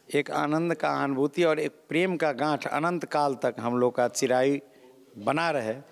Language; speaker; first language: Hindi; non-native, local second language; Maithili